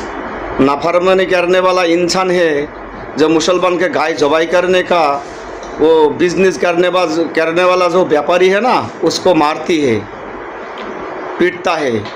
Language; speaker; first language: Hindi; non-native, local second language; Bangla